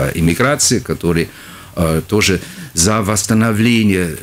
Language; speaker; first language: Russian; non-native, fluent; German